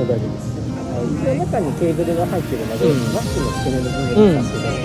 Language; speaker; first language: Japanese; native; Japanese